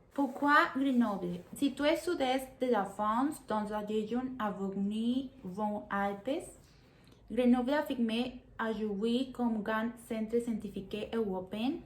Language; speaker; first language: French; non-native, learner; Spanish